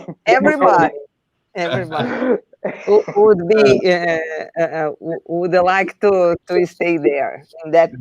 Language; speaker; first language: English; non-native, learner; Portuguese